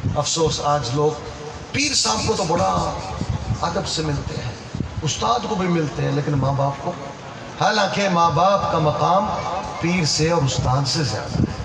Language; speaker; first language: Urdu; non-native, local second language; Punjabi